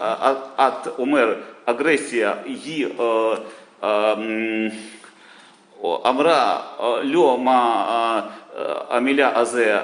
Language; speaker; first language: Hebrew; non-native, learner; Russian